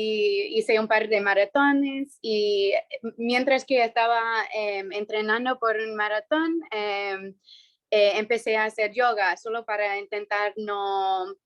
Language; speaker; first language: Spanish; non-native, fluent; English